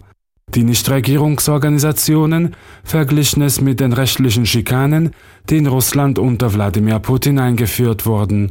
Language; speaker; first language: German; non-native, fluent; Slovak